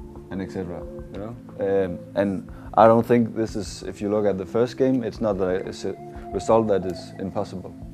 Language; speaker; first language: English; non-native, fluent; Danish